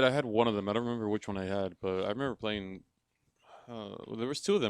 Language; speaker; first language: English; native; English